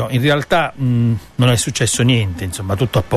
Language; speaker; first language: Italian; native; Italian